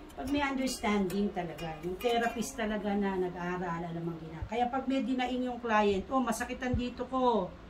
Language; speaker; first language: Filipino; native; Filipino